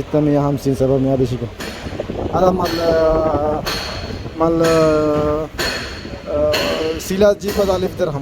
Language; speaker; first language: Arabic; non-native, learner; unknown